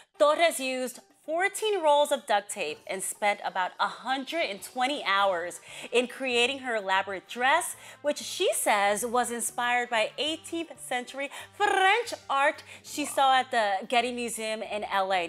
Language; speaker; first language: English; early bilingual, other home language; Spanish